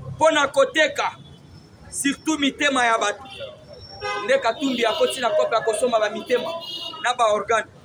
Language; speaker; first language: Lingala; non-native, local second language; Kituba (Democratic Republic of Congo)